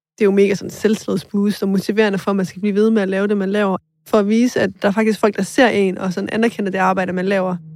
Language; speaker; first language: Danish; early bilingual, other home language; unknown